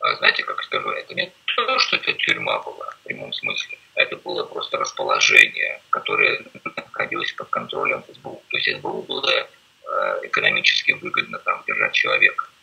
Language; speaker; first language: Russian; native; Russian